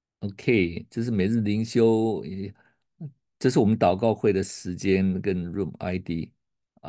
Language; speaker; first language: Chinese; native; Chinese